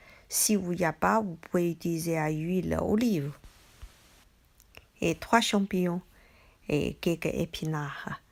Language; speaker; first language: French; non-native, learner; Chinese